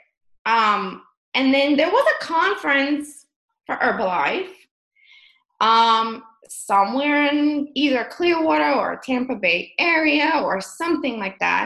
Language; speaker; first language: English; early bilingual, other home language; Russian